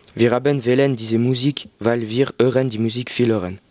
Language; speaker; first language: German; non-native, learner; French